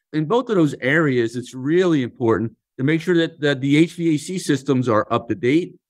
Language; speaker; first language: English; native; English